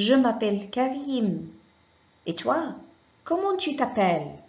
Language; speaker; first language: French; non-native, fluent; Arabic